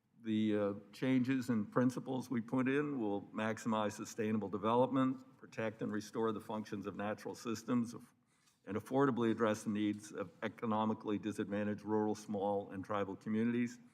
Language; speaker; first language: English; native; English